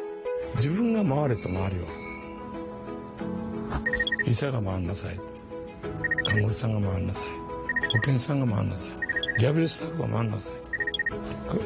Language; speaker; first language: Japanese; native; Japanese